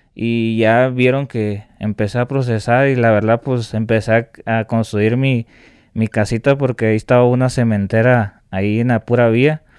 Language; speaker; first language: Spanish; native; Spanish